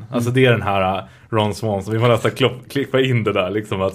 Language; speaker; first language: Swedish; native; Swedish